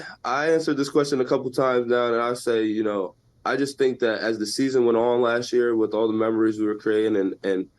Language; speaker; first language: English; native; English